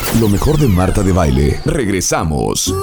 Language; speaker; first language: Spanish; native; Spanish